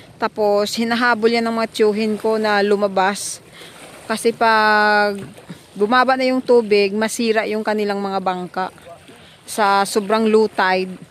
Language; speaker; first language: Filipino; non-native, local second language; Hiligaynon